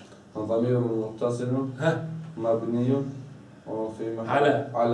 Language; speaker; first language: Arabic; non-native, learner; Chechen